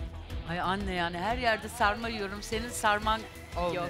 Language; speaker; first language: Turkish; native; Turkish